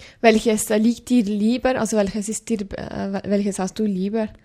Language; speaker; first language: German; native; German